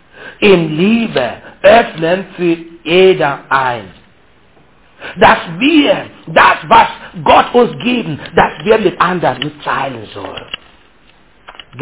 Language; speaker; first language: German; non-native, learner; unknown